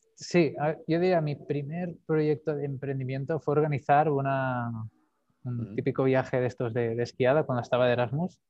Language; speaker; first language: Spanish; native; Spanish